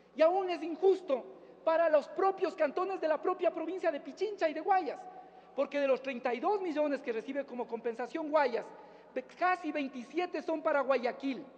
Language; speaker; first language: Spanish; native; Spanish